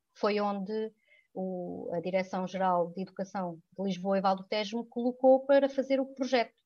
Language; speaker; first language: Portuguese; early bilingual, other home language; French